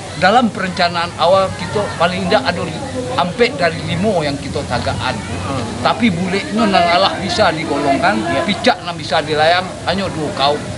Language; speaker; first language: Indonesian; non-native, local second language; Minangkabau